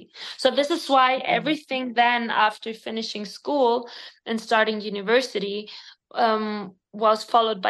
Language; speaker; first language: English; non-native, fluent; Spanish